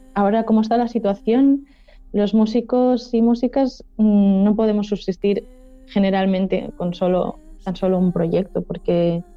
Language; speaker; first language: Spanish; non-native, local second language; Catalan